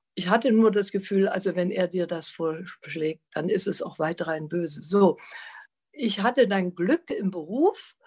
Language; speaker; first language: German; native; German